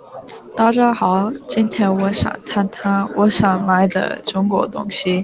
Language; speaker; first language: Chinese; non-native, learner; English